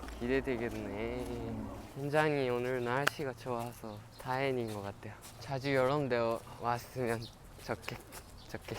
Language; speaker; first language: Korean; non-native, learner; Japanese